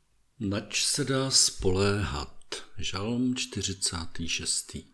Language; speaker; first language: Czech; native; Czech